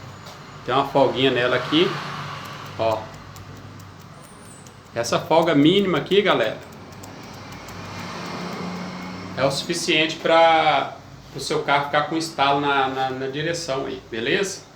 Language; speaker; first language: Portuguese; native; Portuguese